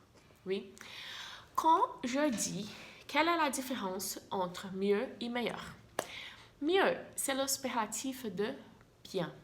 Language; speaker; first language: French; non-native, fluent; Portuguese